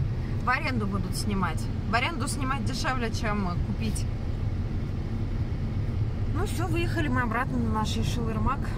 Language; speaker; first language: Russian; native; Russian